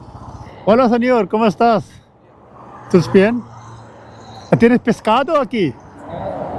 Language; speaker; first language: Spanish; non-native, learner; Urdu